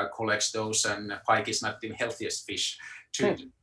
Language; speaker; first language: English; non-native, fluent; Finnish